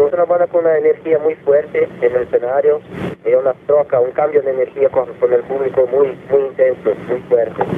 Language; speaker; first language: Spanish; non-native, fluent; Portuguese